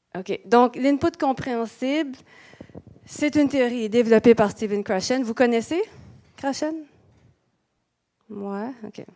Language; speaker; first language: French; native; French